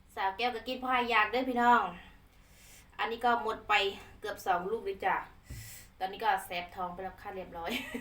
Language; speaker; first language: Thai; non-native, local second language; Khmer